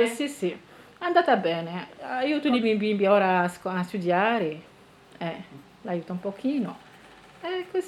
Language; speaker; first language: Italian; non-native, learner; Arabic